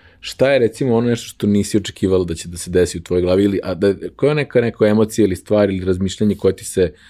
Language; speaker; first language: Serbian; native; Serbian